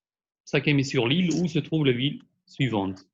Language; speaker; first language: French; non-native, fluent; Albanian